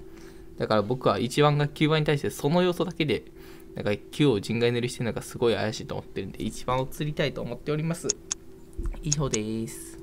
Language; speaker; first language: Japanese; native; Japanese